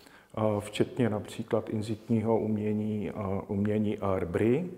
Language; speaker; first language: Czech; native; Czech